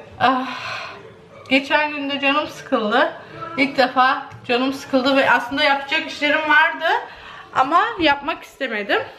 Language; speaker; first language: Turkish; early bilingual, heritage; Turkish